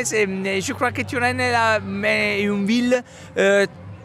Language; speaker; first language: French; non-native, learner; Italian